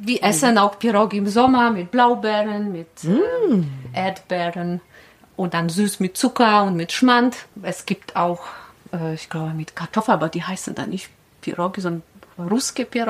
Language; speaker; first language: German; non-native, learner; Polish